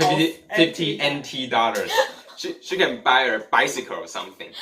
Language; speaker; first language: English; non-native, learner; Chinese